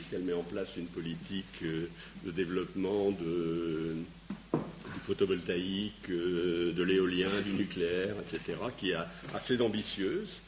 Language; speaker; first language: French; native; French